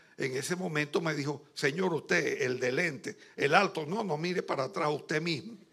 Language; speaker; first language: Spanish; native; Spanish